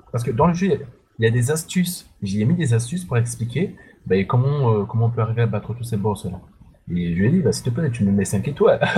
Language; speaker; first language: French; non-native, local second language; Sango